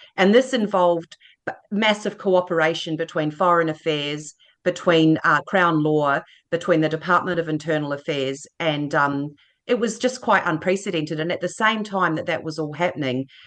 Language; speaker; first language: English; native; English